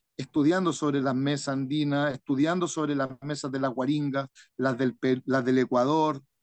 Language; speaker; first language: Spanish; native; Spanish